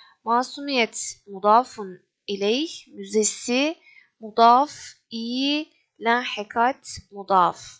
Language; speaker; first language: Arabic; non-native, fluent; Turkish